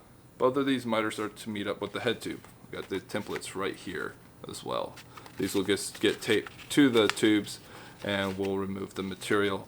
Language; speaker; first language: English; native; English